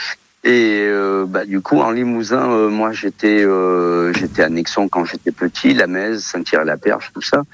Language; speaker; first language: French; early bilingual, other home language; Portuguese